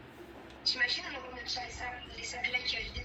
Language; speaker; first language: French; native; French